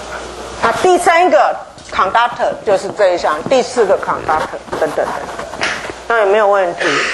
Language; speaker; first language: Chinese; native; Chinese